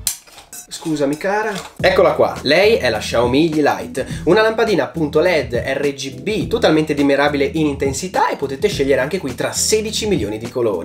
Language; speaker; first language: Italian; native; Italian